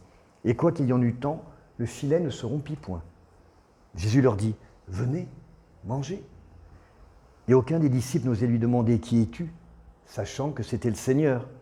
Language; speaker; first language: French; native; French